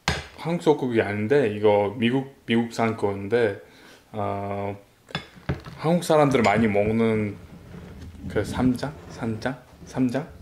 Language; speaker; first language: Korean; non-native, learner; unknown